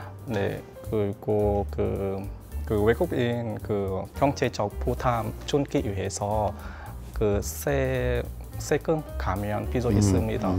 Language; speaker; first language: Korean; non-native, learner; Vietnamese